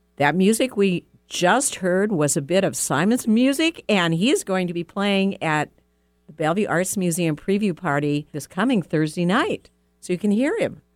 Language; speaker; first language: English; native; English